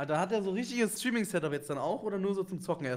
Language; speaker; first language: German; native; German